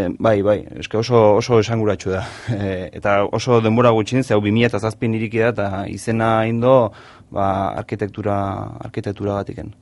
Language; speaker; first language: Basque; native; Basque